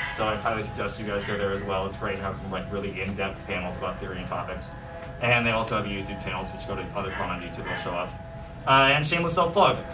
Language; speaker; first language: English; native; English